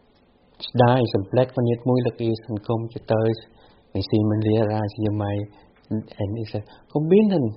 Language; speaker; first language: Dutch; non-native, fluent; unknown